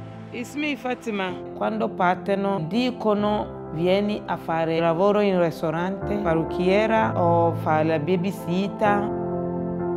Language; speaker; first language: Italian; non-native, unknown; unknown